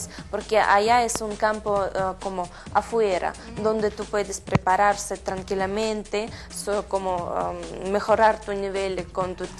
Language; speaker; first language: Spanish; non-native, learner; Russian